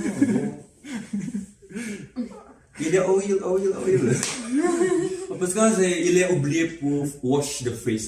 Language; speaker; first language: French; non-native, learner; Indonesian